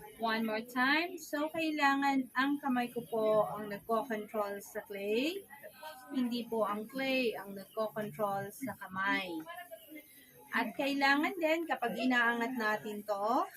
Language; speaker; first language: Filipino; native; Filipino